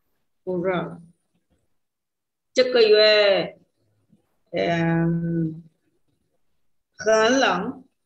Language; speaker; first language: Chinese; non-native, learner; Spanish